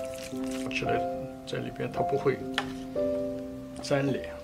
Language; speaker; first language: Chinese; native; Chinese